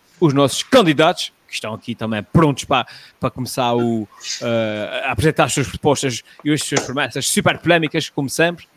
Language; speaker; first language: Portuguese; native; Portuguese